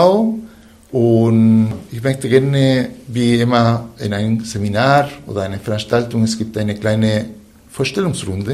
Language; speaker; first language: German; non-native, fluent; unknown